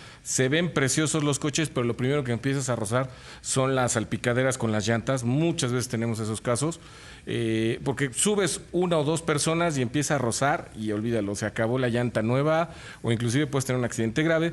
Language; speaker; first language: Spanish; native; Spanish